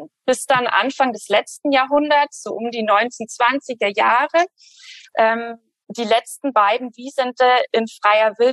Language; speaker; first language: German; native; German